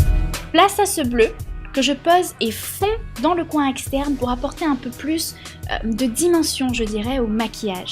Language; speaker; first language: French; native; French